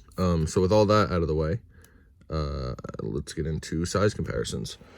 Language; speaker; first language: English; native; English